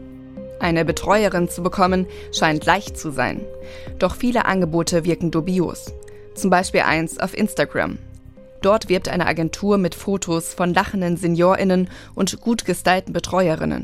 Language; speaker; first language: German; native; German